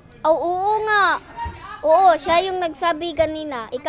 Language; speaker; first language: Filipino; non-native, local second language; Cebuano